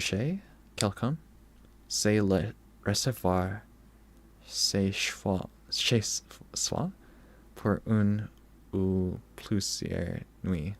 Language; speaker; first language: French; non-native, learner; English